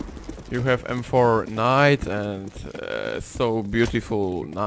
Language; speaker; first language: English; non-native, learner; Polish